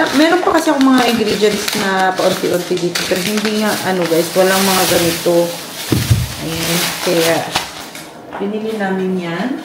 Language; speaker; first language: Filipino; non-native, local second language; Cebuano